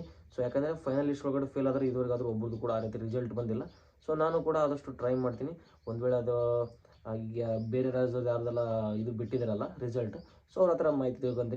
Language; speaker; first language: Kannada; native; Kannada